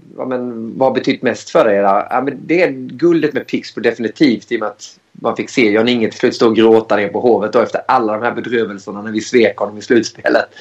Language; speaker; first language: Swedish; native; Swedish